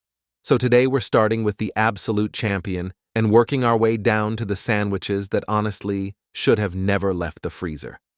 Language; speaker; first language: English; native; English